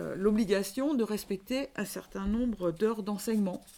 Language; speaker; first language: French; native; French